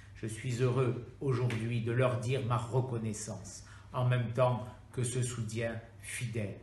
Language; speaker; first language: French; native; French